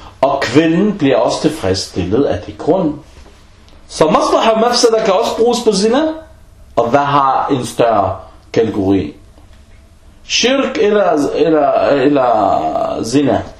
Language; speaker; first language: Danish; early bilingual, other home language; Arabic